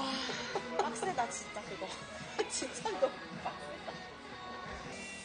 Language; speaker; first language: Korean; early bilingual, heritage; Korean